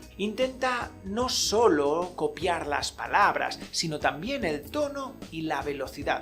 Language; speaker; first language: Spanish; native; Spanish